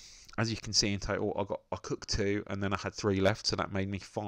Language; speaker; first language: English; native; English